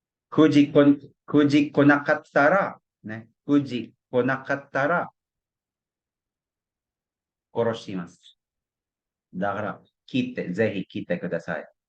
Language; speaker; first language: Japanese; non-native, fluent; Cebuano